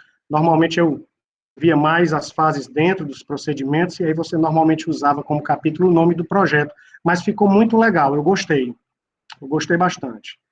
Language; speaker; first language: Portuguese; native; Portuguese